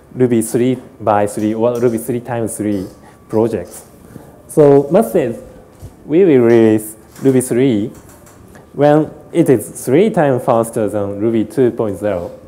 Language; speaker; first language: English; non-native, learner; Japanese